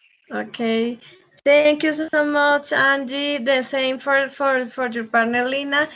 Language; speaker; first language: English; non-native, fluent; Spanish